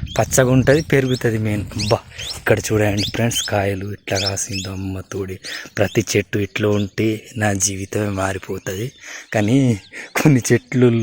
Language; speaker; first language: Telugu; non-native, local second language; Gondi